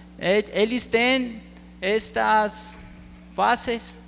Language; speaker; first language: Portuguese; non-native, learner; Spanish